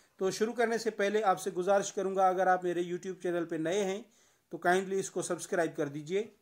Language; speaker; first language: Urdu; non-native, local second language; Sindhi